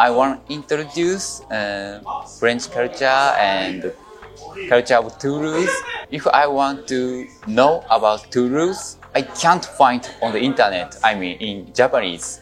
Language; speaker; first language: English; non-native, learner; Japanese